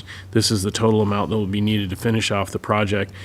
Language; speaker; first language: English; native; English